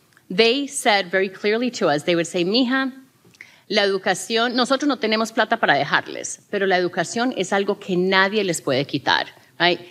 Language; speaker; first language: Spanish; early bilingual, heritage; Spanish